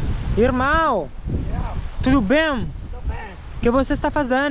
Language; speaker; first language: Portuguese; non-native, learner; French